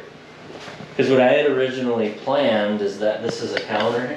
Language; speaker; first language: English; native; English